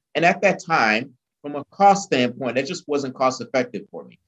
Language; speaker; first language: English; early bilingual, other home language; Haitian Creole